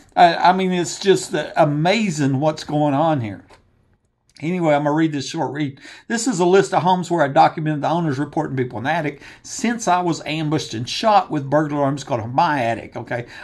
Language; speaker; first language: English; native; English